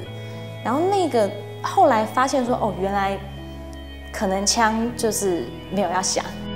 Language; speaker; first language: Chinese; native; Chinese